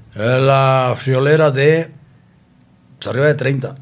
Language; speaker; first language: Spanish; native; Spanish